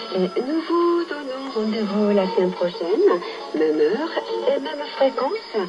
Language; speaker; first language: French; native; French